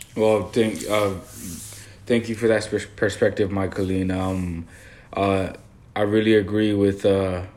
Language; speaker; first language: English; early bilingual, other home language; Haitian Creole